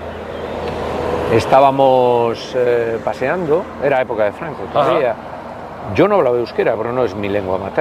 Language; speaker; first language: Spanish; native; Spanish